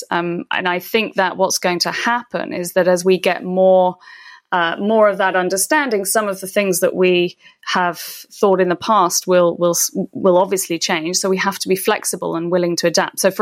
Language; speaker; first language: English; native; English